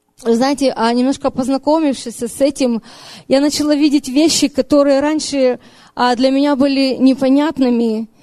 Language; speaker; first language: Russian; early bilingual, heritage; Russian